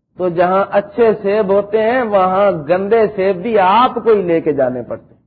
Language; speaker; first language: Urdu; non-native, local second language; Punjabi